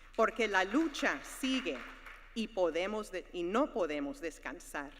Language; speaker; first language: Spanish; early bilingual, other home language; English